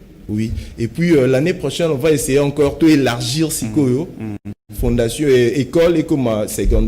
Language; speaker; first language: French; non-native, local second language; Lingala